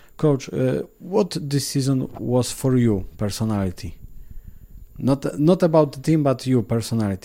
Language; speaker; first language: English; non-native, learner; Polish